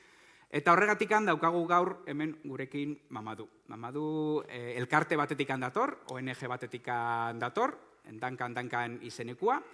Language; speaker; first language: Basque; native; Basque